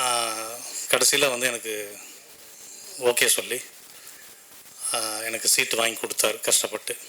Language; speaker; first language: Tamil; native; Tamil